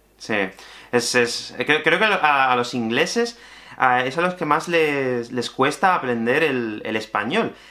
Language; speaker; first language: Spanish; native; Spanish